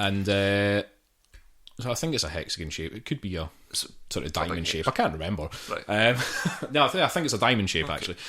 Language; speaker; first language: English; native; English